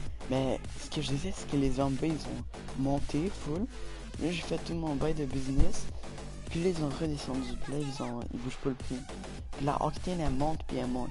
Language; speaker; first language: French; native; French